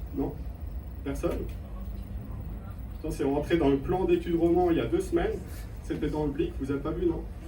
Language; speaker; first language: French; native; French